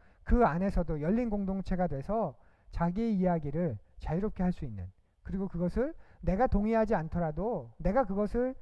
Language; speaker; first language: Korean; native; Korean